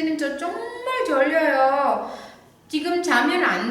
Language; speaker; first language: Korean; non-native, fluent; Indonesian